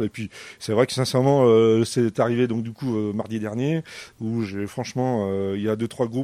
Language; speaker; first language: French; native; French